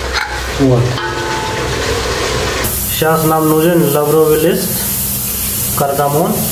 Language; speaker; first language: Russian; non-native, learner; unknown